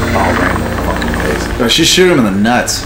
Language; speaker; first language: English; native; English